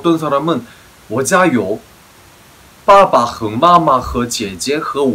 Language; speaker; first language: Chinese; non-native, fluent; Korean